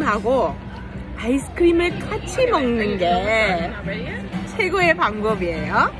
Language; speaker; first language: Korean; early bilingual, heritage; Korean